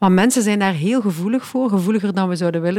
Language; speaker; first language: Dutch; native; Dutch